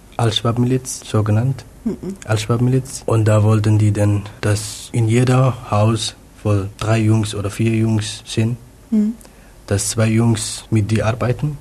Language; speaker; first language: German; non-native, fluent; Somali